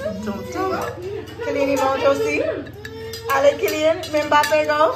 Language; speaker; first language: French; non-native, learner; English